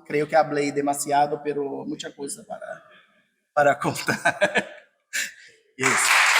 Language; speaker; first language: Spanish; non-native, fluent; Portuguese